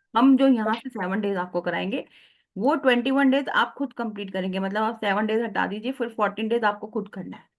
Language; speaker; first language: Hindi; native; Hindi